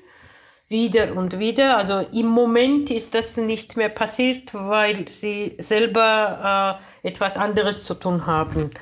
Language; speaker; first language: German; non-native, fluent; Georgian